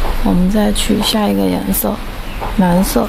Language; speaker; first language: Chinese; native; Chinese